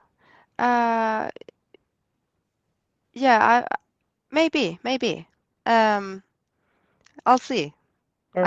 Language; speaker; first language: English; non-native, fluent; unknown